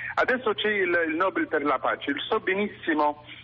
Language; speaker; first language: Italian; non-native, fluent; Arabic